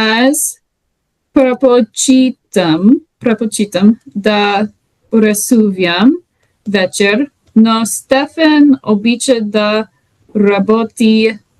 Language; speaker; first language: Bulgarian; non-native, learner; English